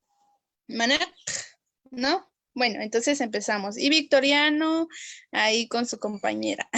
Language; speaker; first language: Spanish; non-native, local second language; Kaqchikel